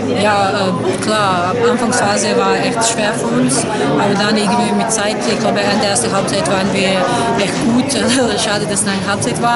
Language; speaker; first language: German; non-native, fluent; Serbian